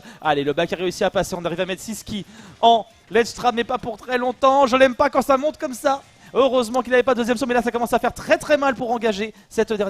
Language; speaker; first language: French; native; French